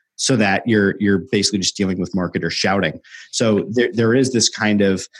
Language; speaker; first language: English; native; English